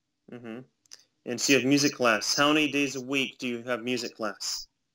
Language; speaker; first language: English; native; English